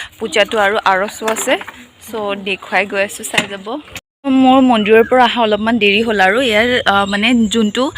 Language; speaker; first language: Assamese; non-native, local second language; Bodo